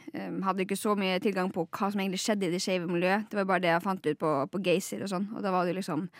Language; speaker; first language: Norwegian; native; Norwegian